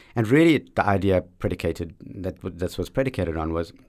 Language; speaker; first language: English; native; English